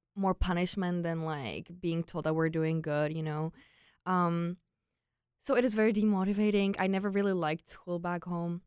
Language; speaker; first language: English; non-native, fluent; Czech